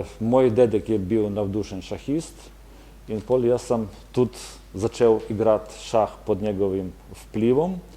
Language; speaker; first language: Slovenian; non-native, fluent; Ukrainian